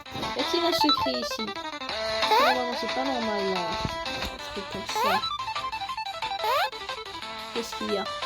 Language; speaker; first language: French; native; French